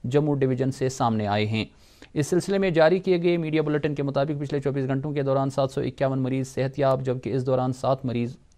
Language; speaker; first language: Urdu; non-native, local second language; Kashmiri